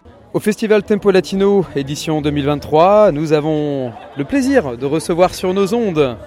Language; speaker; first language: French; native; French